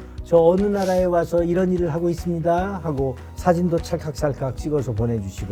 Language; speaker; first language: Korean; native; Korean